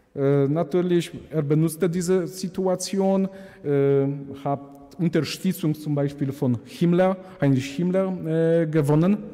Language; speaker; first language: German; non-native, fluent; Polish